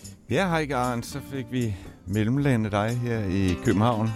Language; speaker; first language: Danish; native; Danish